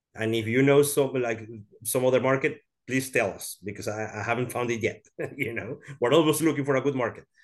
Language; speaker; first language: English; non-native, fluent; Spanish